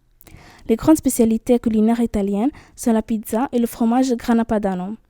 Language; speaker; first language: French; non-native, learner; Italian